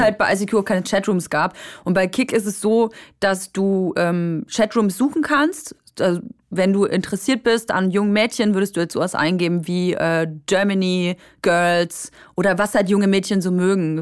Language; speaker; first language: German; native; German